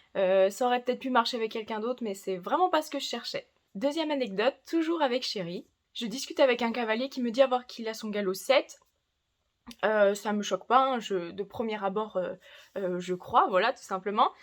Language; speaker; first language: French; native; French